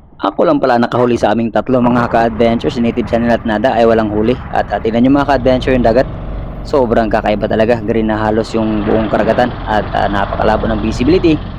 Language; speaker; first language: Filipino; non-native, local second language; Cebuano